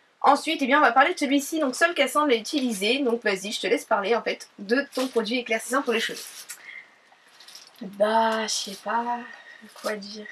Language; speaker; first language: French; native; French